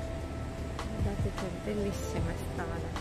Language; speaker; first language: Italian; non-native, learner; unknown